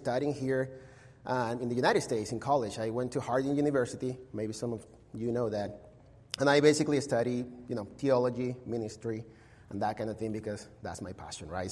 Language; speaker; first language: English; non-native, fluent; Spanish